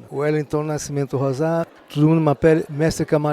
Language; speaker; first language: French; non-native, fluent; Portuguese